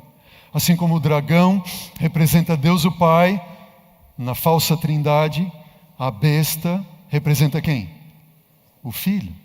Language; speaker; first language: Portuguese; native; Portuguese